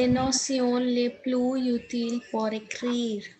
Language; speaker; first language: French; non-native, learner; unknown